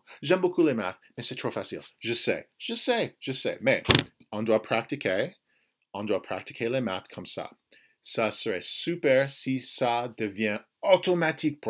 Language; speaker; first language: French; non-native, fluent; English